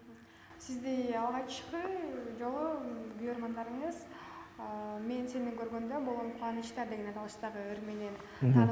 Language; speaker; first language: Kyrgyz; native; Kyrgyz